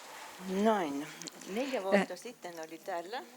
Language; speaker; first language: Finnish; non-native, fluent; Estonian